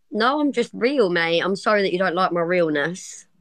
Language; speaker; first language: English; native; English